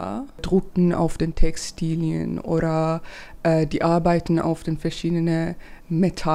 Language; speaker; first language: German; non-native, fluent; Persian